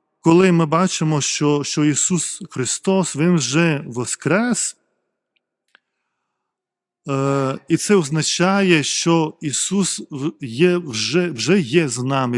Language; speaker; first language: Ukrainian; non-native, fluent; Lithuanian